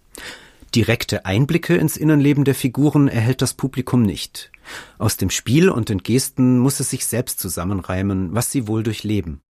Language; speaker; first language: German; native; German